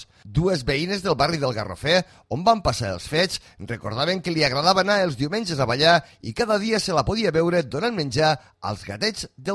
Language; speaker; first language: Catalan; native; Catalan